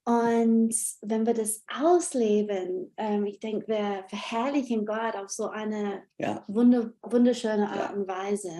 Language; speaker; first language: German; non-native, fluent; English